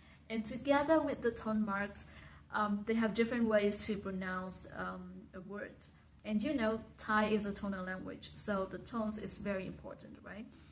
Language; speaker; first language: English; non-native, fluent; Vietnamese